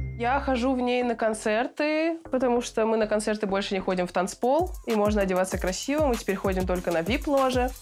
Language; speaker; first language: Russian; native; Russian